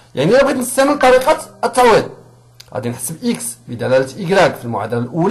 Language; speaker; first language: French; non-native, local second language; Arabic